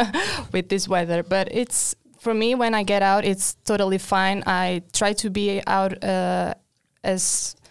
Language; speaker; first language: English; non-native, fluent; Portuguese